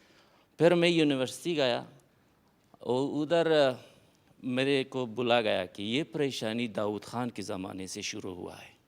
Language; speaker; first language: Hindi; non-native, fluent; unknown